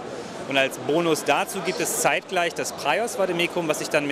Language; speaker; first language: German; native; German